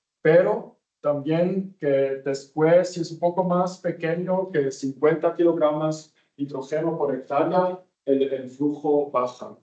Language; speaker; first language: Spanish; non-native, fluent; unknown